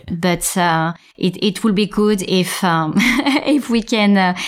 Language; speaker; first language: English; non-native, fluent; French